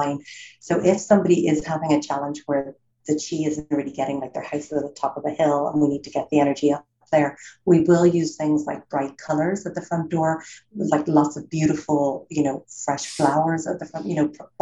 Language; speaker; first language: English; native; English